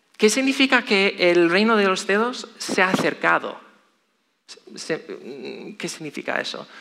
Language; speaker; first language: Spanish; non-native, fluent; English